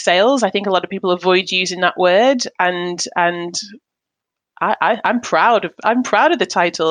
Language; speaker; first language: English; native; English